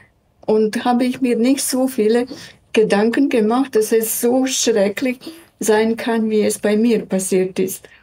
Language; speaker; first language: German; non-native, fluent; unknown